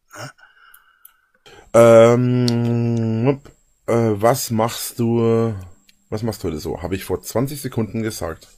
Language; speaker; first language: German; native; German